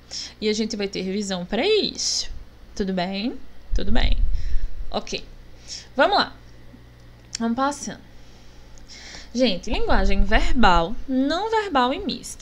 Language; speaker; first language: Portuguese; native; Portuguese